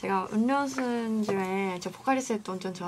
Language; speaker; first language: Korean; non-native, learner; Japanese